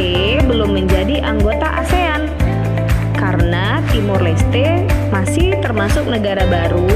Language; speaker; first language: Indonesian; native; Indonesian